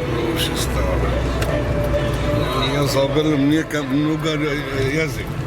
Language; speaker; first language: Russian; non-native, learner; Arabic